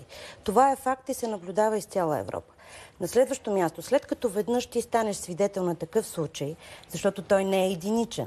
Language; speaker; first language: Bulgarian; native; Bulgarian